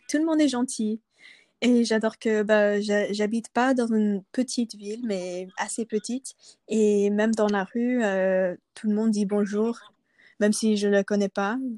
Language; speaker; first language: French; non-native, local second language; English